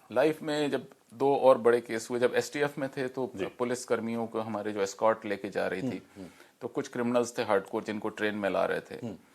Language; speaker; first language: Hindi; native; Hindi